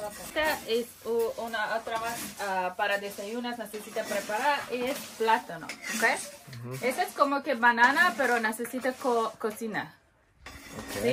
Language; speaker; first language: Spanish; non-native, learner; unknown